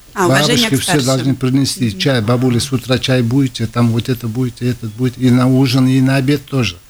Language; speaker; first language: Russian; non-native, local second language; Uzbek